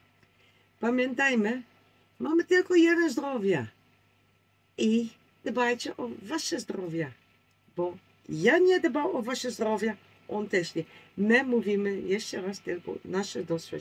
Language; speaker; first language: Polish; non-native, learner; Dutch